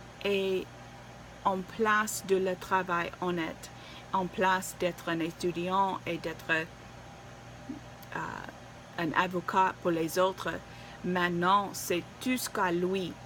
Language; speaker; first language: French; non-native, learner; English